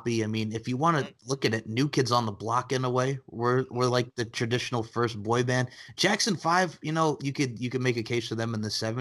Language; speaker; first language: English; native; English